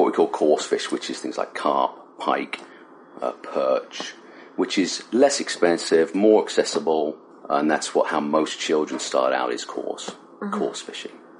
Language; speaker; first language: English; native; English